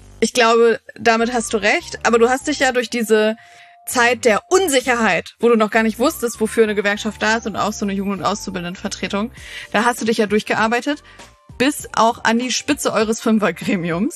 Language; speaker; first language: German; native; German